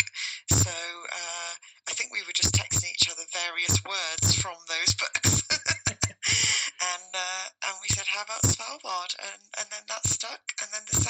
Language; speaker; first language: English; native; English